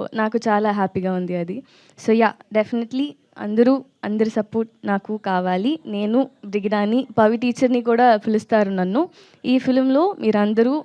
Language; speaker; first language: Telugu; non-native, learner; Tamil